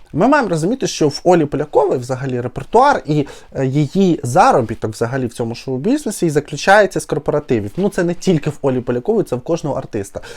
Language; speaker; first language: Ukrainian; non-native, local second language; Russian